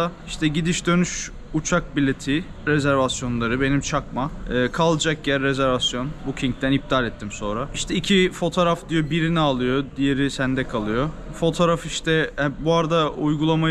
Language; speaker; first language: Turkish; native; Turkish